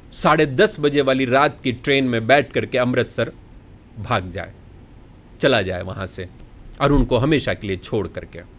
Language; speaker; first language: Hindi; non-native, local second language; Gujarati